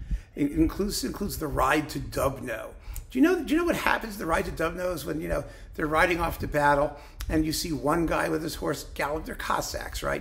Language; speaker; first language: English; native; English